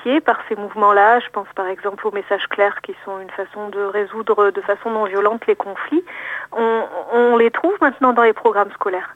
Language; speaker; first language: French; native; French